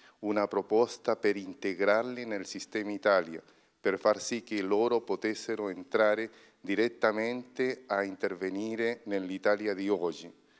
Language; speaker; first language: Italian; non-native, fluent; Spanish